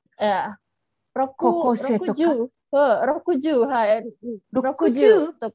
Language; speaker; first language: Japanese; non-native, learner; Indonesian